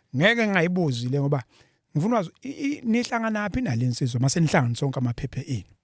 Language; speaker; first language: Zulu; native; Zulu